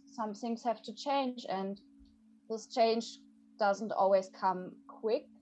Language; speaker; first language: English; non-native, fluent; German